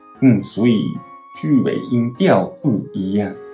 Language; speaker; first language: Chinese; non-native, fluent; Japanese